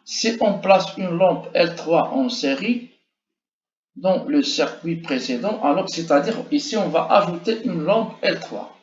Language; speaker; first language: French; non-native, local second language; Arabic